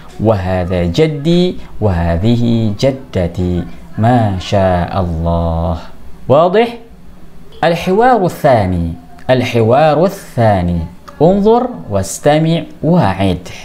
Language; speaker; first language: Arabic; non-native, fluent; Indonesian